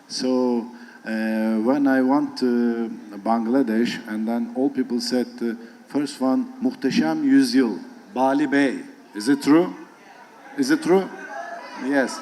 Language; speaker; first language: English; non-native, learner; Turkish